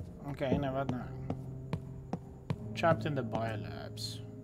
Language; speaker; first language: English; non-native, local second language; Afrikaans